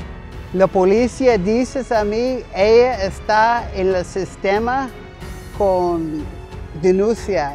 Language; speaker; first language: Spanish; non-native, learner; English